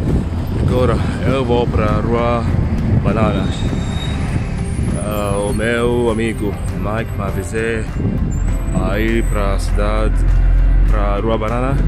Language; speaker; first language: Portuguese; non-native, learner; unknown